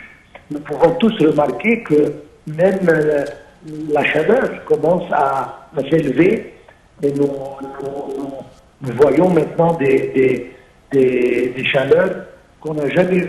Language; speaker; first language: French; non-native, fluent; Arabic